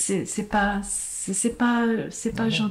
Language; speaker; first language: French; non-native, fluent; English